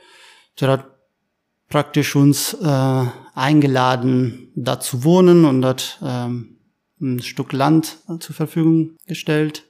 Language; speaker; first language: German; non-native, fluent; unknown